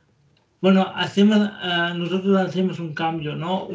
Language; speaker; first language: Spanish; non-native, learner; German